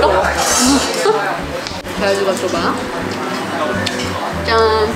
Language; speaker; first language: Indonesian; non-native, learner; Korean